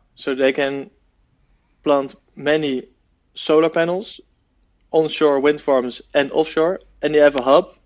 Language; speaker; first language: English; non-native, fluent; Dutch